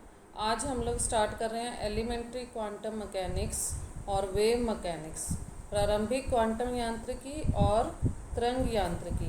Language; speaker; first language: Hindi; native; Hindi